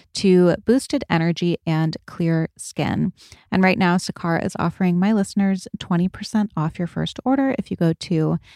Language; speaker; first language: English; native; English